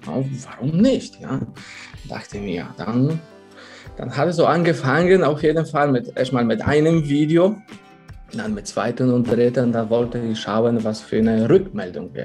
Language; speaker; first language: German; non-native, fluent; Polish